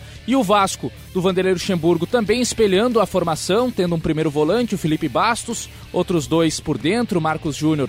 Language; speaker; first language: Portuguese; native; Portuguese